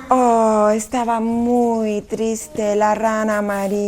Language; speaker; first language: Spanish; native; Spanish